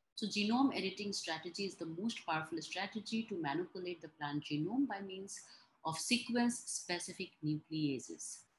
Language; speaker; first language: English; non-native, local second language; Hindi